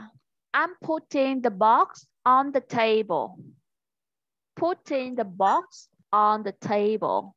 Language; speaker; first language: English; non-native, fluent; Vietnamese